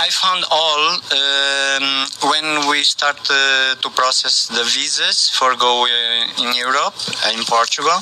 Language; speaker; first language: English; non-native, learner; Portuguese